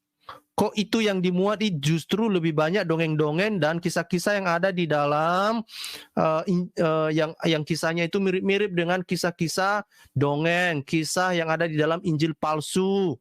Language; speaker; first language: Indonesian; native; Indonesian